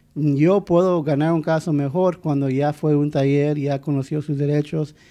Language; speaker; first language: Spanish; non-native, fluent; English